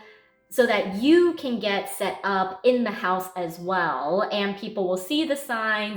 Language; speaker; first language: English; native; English